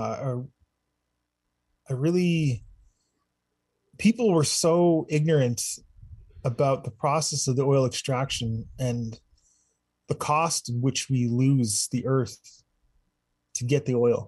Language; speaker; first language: English; native; English